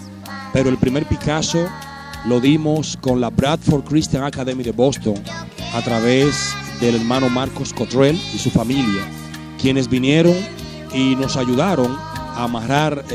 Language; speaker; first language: Spanish; native; Spanish